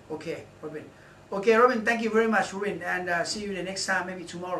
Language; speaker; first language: English; non-native, learner; Thai